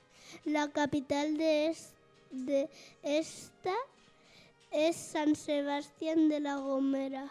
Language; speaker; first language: Spanish; native; Spanish